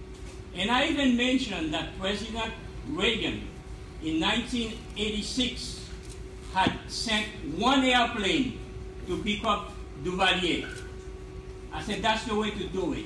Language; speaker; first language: English; non-native, fluent; Haitian Creole